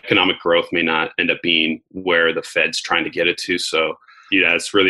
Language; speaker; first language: English; native; English